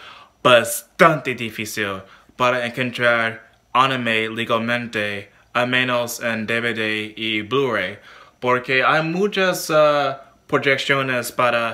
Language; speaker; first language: Spanish; non-native, learner; English